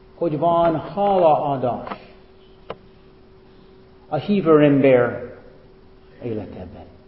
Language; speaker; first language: Hungarian; non-native, fluent; English